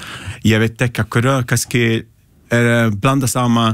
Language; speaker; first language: Icelandic; non-native, learner; Italian